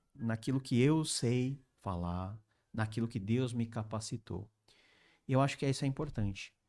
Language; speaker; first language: Portuguese; early bilingual, other home language; Korean